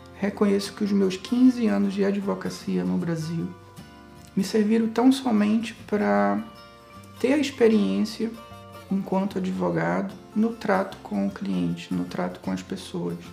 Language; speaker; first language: Portuguese; native; Portuguese